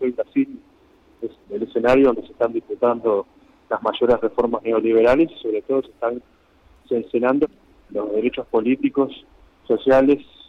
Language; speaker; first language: Spanish; native; Spanish